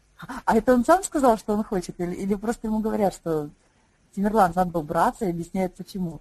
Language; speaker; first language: Russian; native; Russian